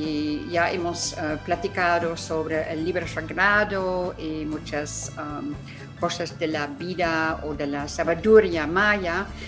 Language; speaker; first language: Spanish; non-native, fluent; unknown